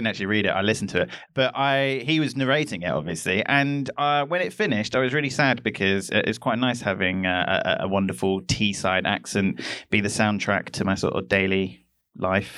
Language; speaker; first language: English; native; English